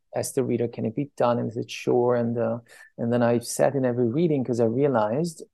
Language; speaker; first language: English; early bilingual, other home language; Persian